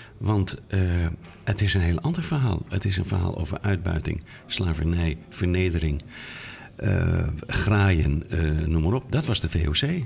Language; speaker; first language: Dutch; native; Dutch